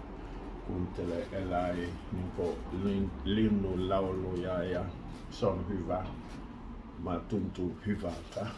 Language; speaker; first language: Finnish; non-native, learner; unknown